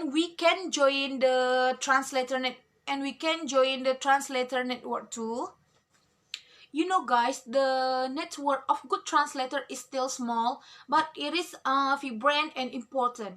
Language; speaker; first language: English; non-native, learner; Indonesian